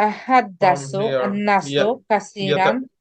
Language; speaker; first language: Arabic; non-native, learner; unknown